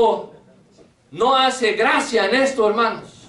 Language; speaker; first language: Spanish; native; Spanish